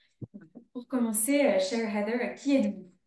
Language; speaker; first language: French; native; French